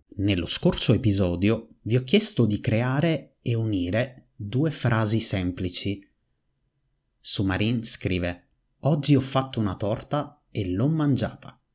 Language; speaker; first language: Italian; native; Italian